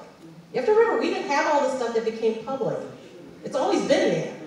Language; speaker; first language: English; native; English